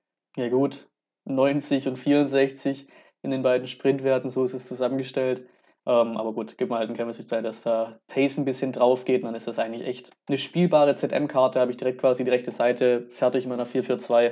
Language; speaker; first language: German; native; German